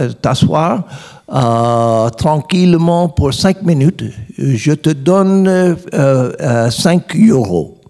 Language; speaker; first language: French; non-native, learner; English